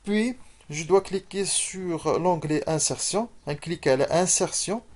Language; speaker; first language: French; non-native, local second language; Arabic